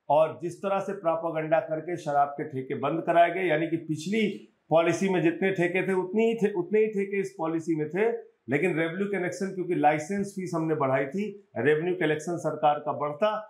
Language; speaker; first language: Hindi; native; Hindi